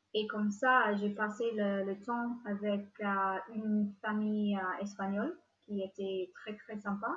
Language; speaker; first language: French; non-native, fluent; English